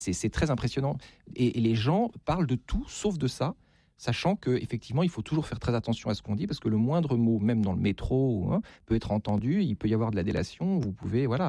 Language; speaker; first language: French; native; French